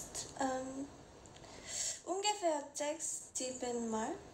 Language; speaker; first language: German; non-native, learner; Korean